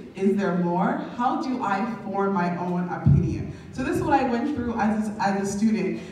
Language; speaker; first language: English; native; English